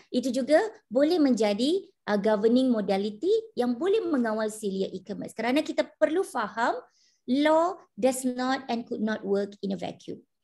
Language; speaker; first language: Malay; native; Malay